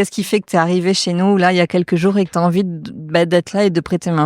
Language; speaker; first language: French; native; French